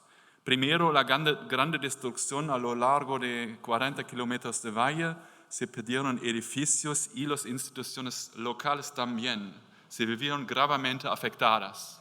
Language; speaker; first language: Spanish; non-native, learner; German